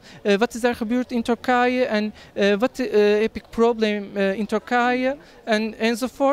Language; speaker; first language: Dutch; non-native, learner; Turkish